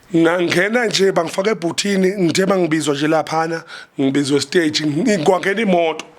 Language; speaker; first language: Zulu; native; Zulu